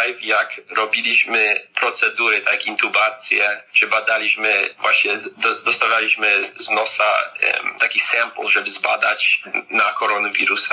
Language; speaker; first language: Polish; early bilingual, heritage; Polish